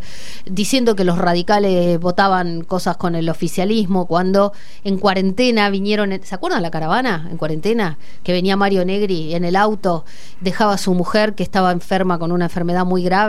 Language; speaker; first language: Spanish; native; Spanish